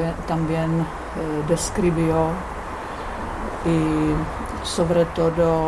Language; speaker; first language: Spanish; non-native, fluent; Czech